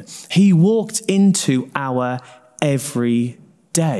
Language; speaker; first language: English; native; English